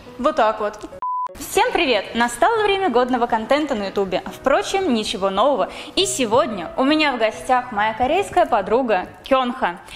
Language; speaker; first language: Russian; native; Russian